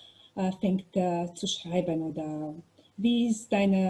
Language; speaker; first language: German; non-native, learner; Macedonian